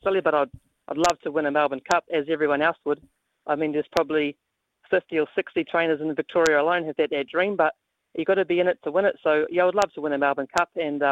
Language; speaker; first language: English; native; English